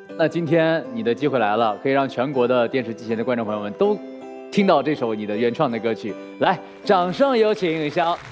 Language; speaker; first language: Chinese; native; Chinese